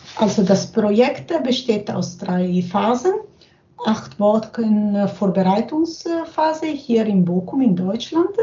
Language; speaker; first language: German; non-native, fluent; Italian